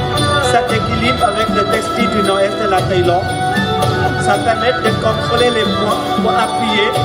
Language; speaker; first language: French; non-native, fluent; Thai